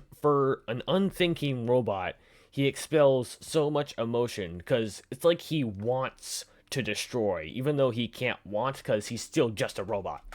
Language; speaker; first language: English; native; English